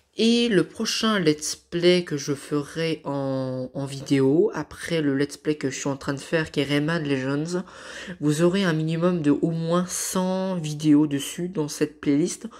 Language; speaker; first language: French; native; French